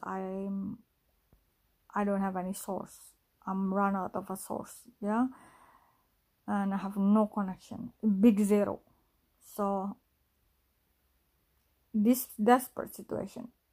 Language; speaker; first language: English; non-native, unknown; Indonesian